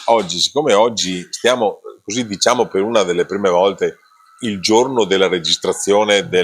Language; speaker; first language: Italian; native; Italian